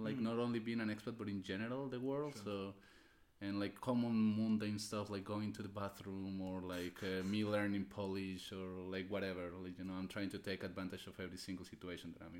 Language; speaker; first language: English; non-native, fluent; Spanish